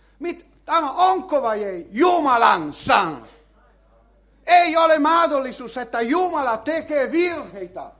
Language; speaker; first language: Finnish; non-native, learner; Italian